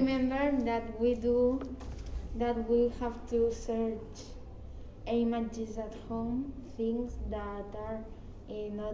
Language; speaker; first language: English; non-native, learner; Catalan